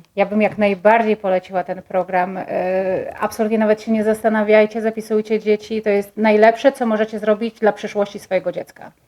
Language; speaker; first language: Polish; native; Polish